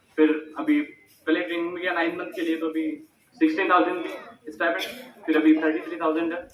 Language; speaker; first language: Hindi; native; Hindi